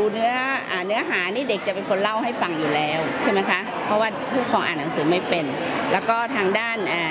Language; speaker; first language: Thai; native; Thai